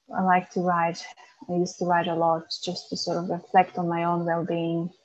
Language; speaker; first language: English; non-native, fluent; Macedonian